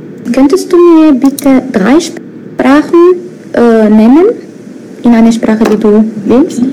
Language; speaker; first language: German; non-native, fluent; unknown